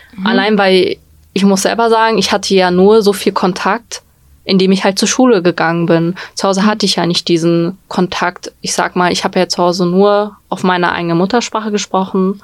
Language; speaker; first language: German; early bilingual, other home language; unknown